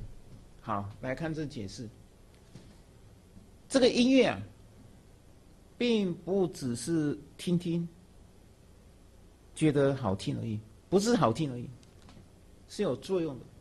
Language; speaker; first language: Chinese; native; Chinese